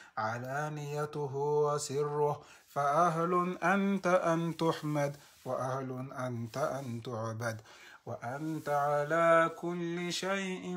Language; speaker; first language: Arabic; non-native, fluent; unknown